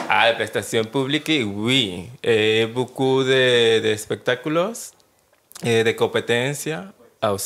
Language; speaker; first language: French; non-native, learner; Spanish